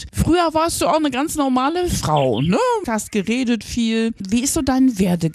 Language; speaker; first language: German; native; German